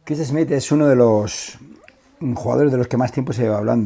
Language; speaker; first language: Spanish; native; Spanish